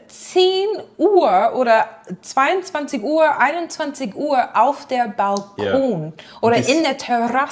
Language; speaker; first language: German; non-native, fluent; English